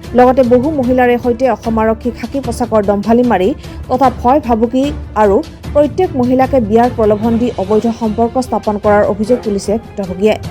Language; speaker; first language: Assamese; native; Assamese